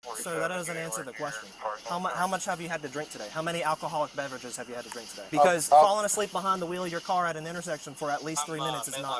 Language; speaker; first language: English; native; English